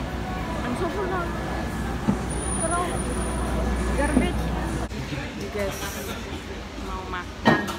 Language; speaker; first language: English; non-native, learner; Indonesian